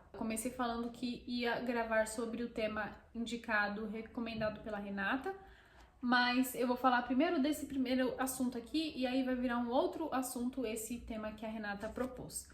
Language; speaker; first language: Portuguese; native; Portuguese